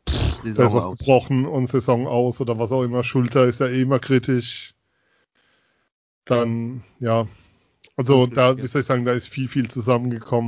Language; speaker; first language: German; native; German